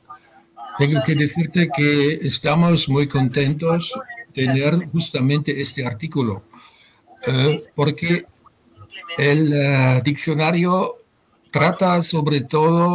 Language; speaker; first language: Spanish; non-native, fluent; German